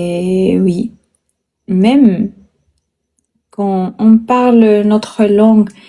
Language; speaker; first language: French; non-native, learner; Spanish